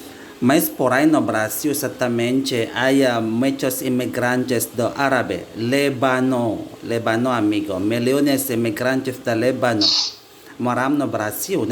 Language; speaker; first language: Portuguese; non-native, learner; Indonesian